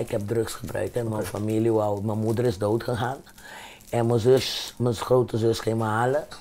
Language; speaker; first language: Dutch; non-native, fluent; Papiamento